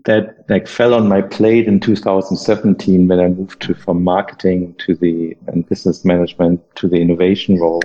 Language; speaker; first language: English; non-native, fluent; German